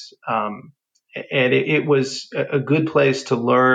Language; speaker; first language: English; native; English